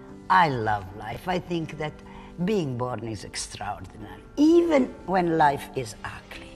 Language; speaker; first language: English; non-native, fluent; Italian